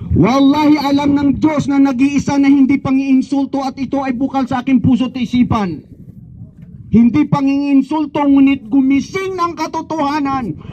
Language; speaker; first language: Filipino; non-native, local second language; Cebuano